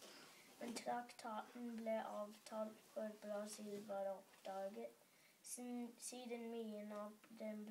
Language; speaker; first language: Norwegian; early bilingual, other home language; English